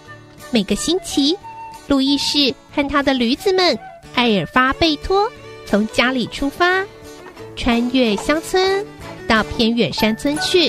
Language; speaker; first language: Chinese; native; Chinese